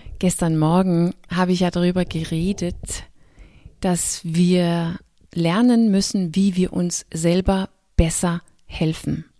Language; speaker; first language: German; non-native, fluent; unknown